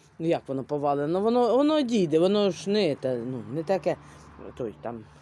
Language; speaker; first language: Ukrainian; native; Ukrainian